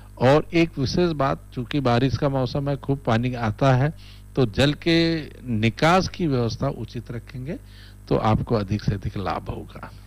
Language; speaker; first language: Hindi; native; Hindi